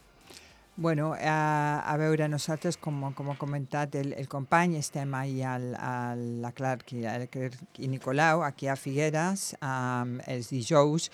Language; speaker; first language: Catalan; non-native, local second language; Spanish